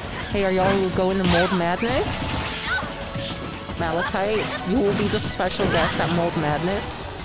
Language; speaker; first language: English; native; English